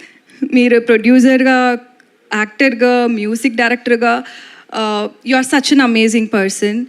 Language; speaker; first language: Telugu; non-native, learner; Tamil